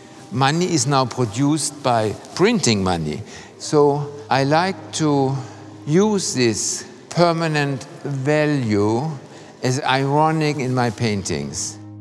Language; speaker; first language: English; non-native, fluent; German